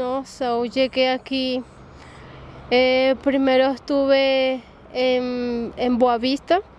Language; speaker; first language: Portuguese; non-native, learner; Spanish